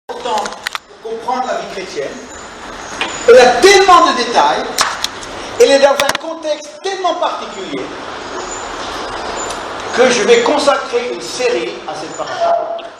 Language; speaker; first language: French; native; French